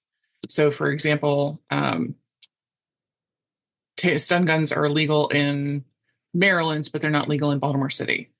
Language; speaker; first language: English; native; English